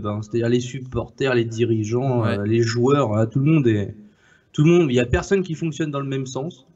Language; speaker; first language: French; native; French